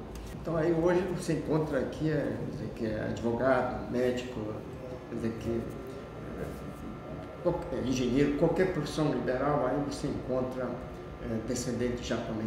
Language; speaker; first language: Portuguese; early bilingual, other home language; Japanese